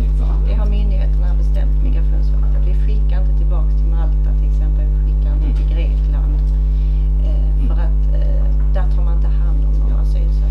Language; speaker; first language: Swedish; native; Swedish